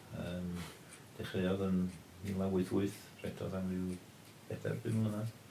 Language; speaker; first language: Welsh; early bilingual, heritage; Welsh